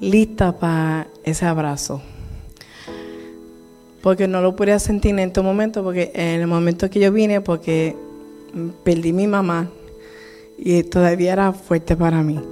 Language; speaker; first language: Spanish; early bilingual, heritage; Spanish